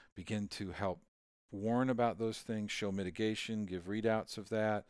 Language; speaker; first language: English; native; English